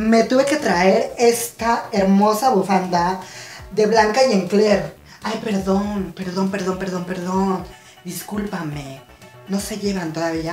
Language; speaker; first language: Spanish; native; Spanish